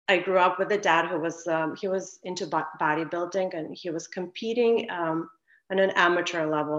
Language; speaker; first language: English; non-native, fluent; Ukrainian